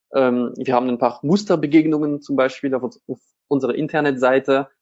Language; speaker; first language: German; non-native, fluent; French